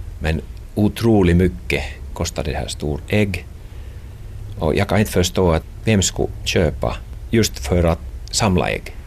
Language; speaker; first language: Swedish; non-native, local second language; Finnish